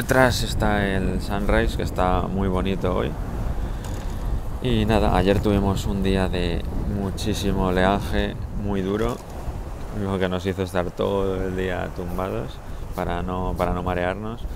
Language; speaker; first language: Spanish; native; Spanish